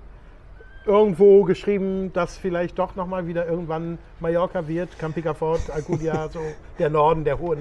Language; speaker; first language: German; native; German